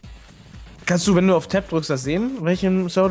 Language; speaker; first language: German; native; German